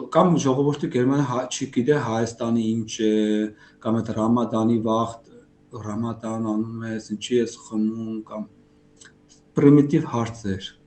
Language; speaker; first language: Armenian; early bilingual, heritage; Armenian